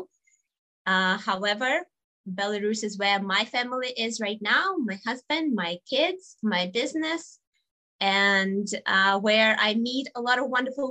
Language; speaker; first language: English; non-native, fluent; Russian